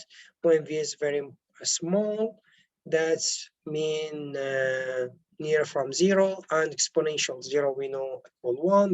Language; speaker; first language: English; non-native, local second language; Arabic